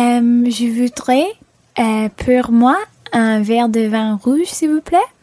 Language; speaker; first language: French; non-native, learner; English